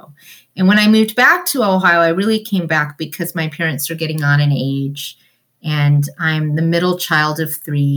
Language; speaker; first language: English; early bilingual, other home language; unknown